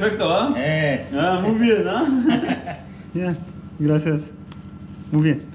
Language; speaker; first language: Spanish; non-native, learner; Arabic